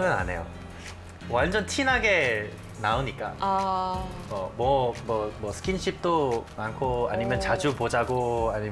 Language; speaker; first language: Korean; non-native, fluent; English